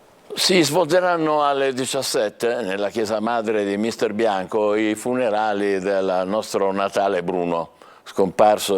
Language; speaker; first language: Italian; native; Italian